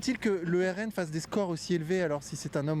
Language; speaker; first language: French; native; French